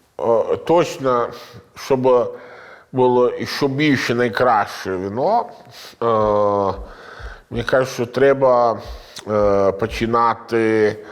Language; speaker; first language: Ukrainian; non-native, learner; Italian